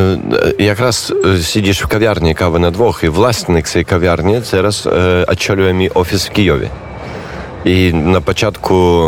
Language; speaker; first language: Polish; non-native, learner; Ukrainian